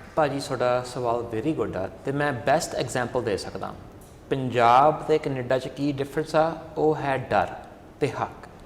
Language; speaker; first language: Punjabi; early bilingual, heritage; Punjabi